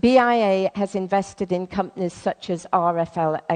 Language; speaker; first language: English; native; English